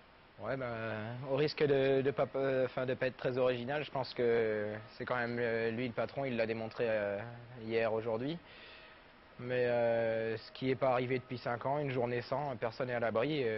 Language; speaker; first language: French; native; French